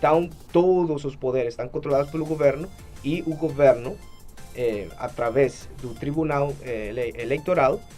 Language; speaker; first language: Portuguese; non-native, fluent; Spanish